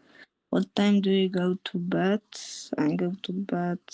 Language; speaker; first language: English; non-native, learner; Polish